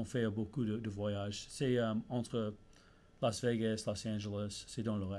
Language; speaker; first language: French; early bilingual, heritage; English